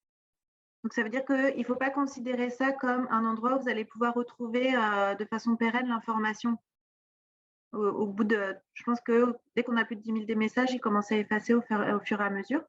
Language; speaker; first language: French; native; French